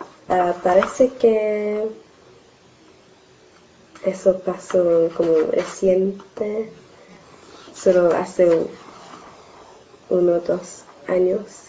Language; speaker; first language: Spanish; non-native, learner; English